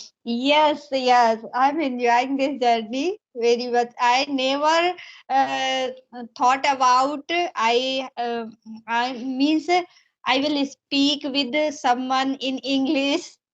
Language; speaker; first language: English; non-native, learner; Hindi